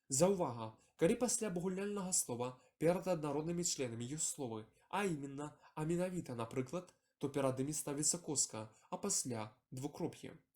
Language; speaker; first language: Belarusian; non-native, local second language; Russian